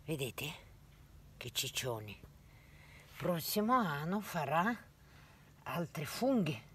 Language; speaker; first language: Italian; non-native, fluent; Russian